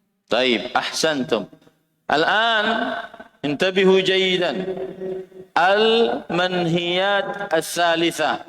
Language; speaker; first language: Arabic; non-native, fluent; Indonesian